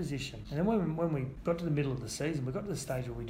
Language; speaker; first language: English; native; English